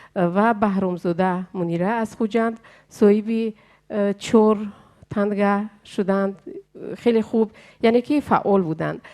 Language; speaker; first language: Tajik; native; Tajik